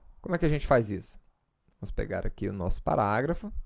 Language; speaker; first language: Portuguese; native; Portuguese